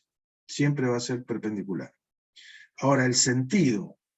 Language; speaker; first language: Spanish; native; Spanish